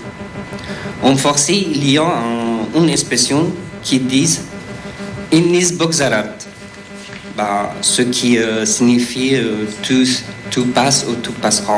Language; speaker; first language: French; non-native, fluent; Persian